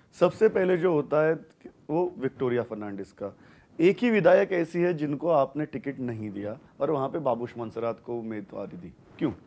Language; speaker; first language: Hindi; non-native, local second language; Konkani